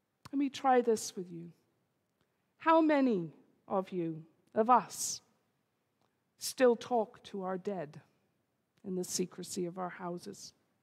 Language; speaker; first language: English; native; English